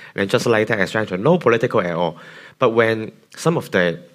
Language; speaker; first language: English; non-native, local second language; Cantonese